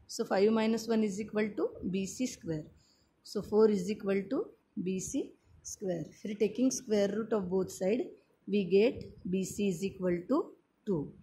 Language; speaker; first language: Hindi; non-native, local second language; Marathi